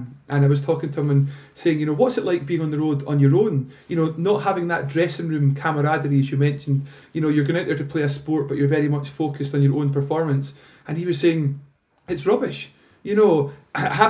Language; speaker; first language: English; native; English